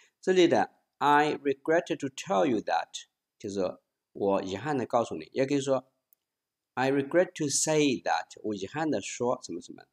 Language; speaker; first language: Chinese; native; Chinese